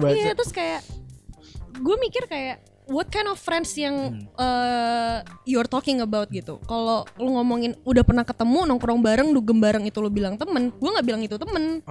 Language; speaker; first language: Indonesian; native; Indonesian